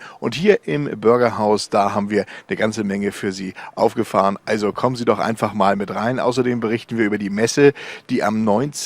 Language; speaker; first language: German; native; German